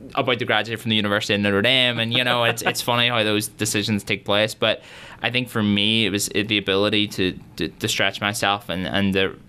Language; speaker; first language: English; native; English